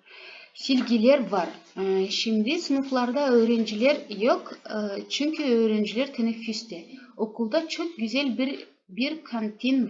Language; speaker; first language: Turkish; non-native, fluent; Kazakh